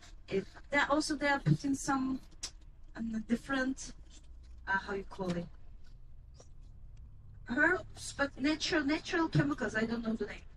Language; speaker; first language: English; non-native, fluent; Turkish